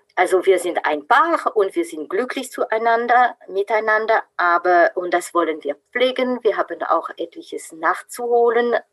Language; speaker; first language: German; non-native, fluent; French